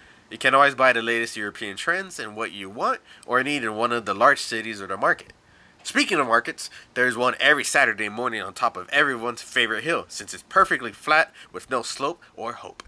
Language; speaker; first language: English; native; English